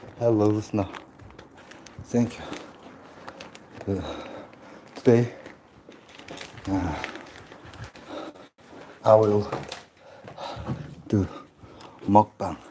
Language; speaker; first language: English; non-native, learner; Korean